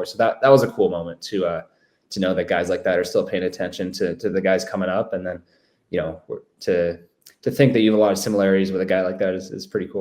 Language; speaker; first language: English; native; English